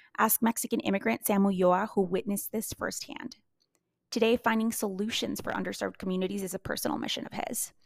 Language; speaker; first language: English; native; English